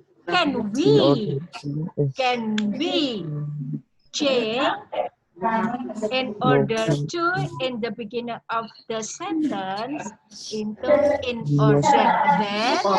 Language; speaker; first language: English; non-native, learner; Indonesian